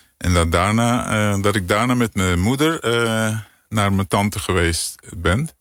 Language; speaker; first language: Dutch; native; Dutch